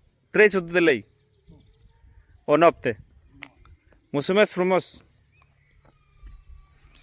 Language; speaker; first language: Romanian; non-native, learner; Bangla